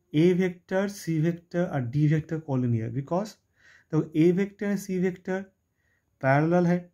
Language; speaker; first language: Hindi; non-native, local second language; Bangla